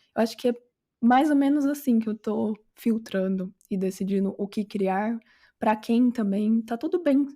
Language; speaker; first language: Portuguese; native; Portuguese